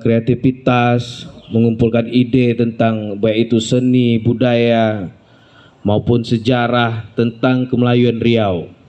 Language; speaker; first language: Indonesian; native; Indonesian